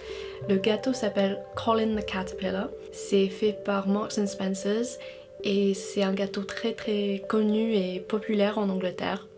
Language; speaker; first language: French; non-native, fluent; English